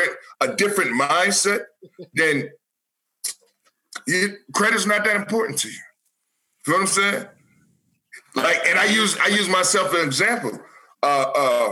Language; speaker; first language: English; native; English